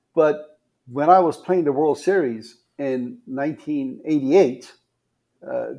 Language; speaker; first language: English; non-native, fluent; Persian